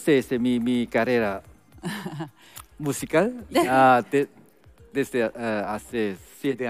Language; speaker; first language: Spanish; non-native, fluent; Korean